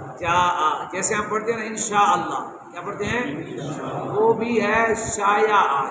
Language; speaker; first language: Urdu; non-native, local second language; Punjabi